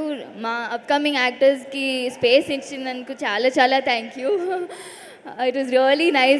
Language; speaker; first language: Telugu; non-native, local second language; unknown